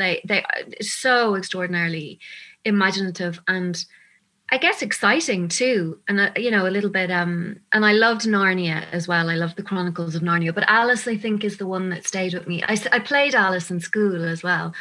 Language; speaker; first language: English; native; English